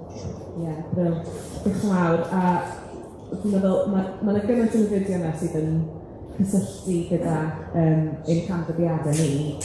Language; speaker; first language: Welsh; native; Welsh